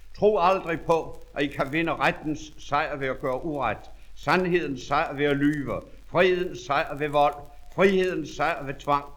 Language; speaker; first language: Danish; native; Danish